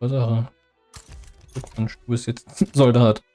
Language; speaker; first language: German; native; German